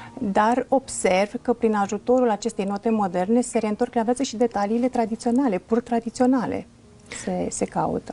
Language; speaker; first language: Romanian; non-native, local second language; Russian